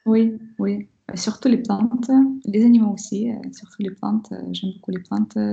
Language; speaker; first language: French; non-native, fluent; Russian